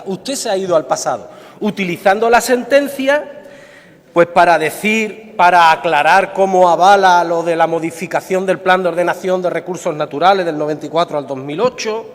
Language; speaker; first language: Spanish; native; Spanish